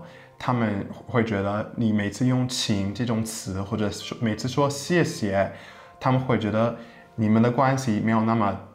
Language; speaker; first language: Chinese; non-native, fluent; English